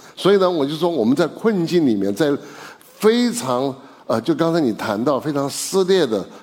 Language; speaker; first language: Chinese; native; Chinese